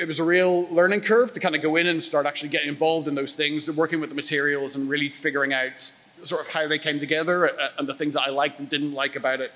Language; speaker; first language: English; native; English